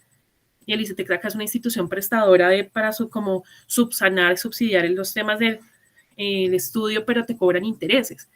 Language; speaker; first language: Spanish; native; Spanish